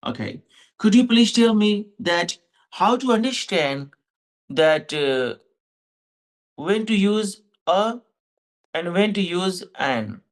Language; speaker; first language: English; non-native, local second language; Hindi